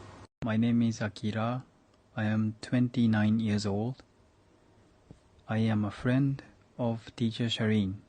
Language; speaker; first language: English; non-native, learner; Japanese